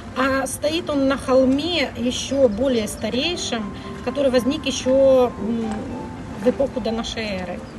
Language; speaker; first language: Russian; native; Russian